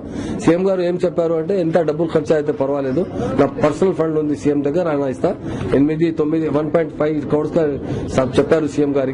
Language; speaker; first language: Telugu; non-native, local second language; Urdu